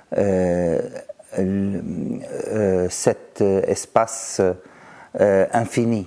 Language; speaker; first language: French; non-native, fluent; Arabic